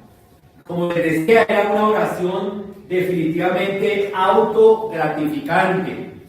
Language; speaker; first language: Spanish; native; Spanish